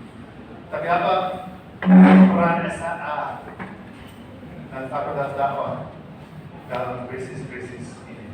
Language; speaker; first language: Indonesian; non-native, fluent; English